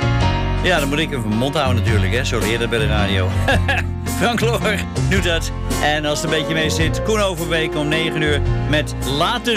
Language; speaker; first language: Dutch; native; Dutch